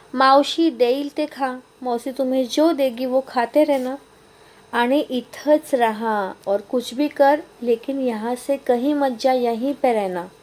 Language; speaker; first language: Hindi; non-native, local second language; Marathi